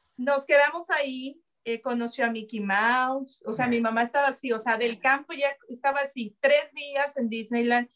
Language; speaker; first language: Spanish; native; Spanish